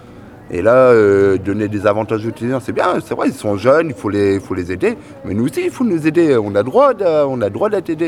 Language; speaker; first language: French; native; French